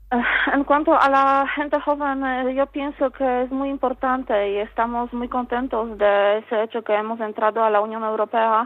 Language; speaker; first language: Spanish; non-native, fluent; Polish